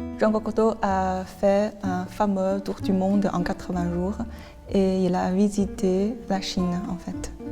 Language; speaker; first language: French; non-native, fluent; Chinese